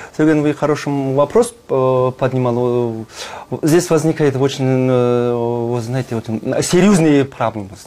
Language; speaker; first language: Russian; non-native, learner; Kazakh